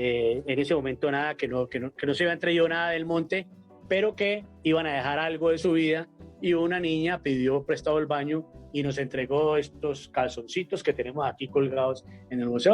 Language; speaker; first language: Spanish; native; Spanish